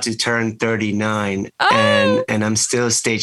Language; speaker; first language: English; non-native, fluent; Spanish